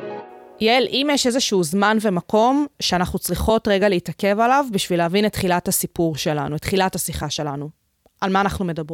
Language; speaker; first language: Hebrew; native; Hebrew